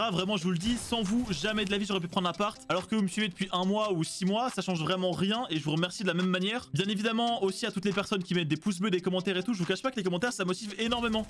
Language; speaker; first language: French; native; French